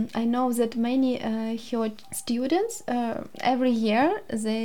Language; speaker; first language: English; non-native, learner; Ukrainian